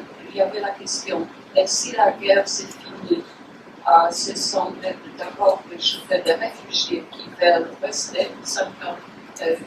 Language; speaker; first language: French; non-native, fluent; Polish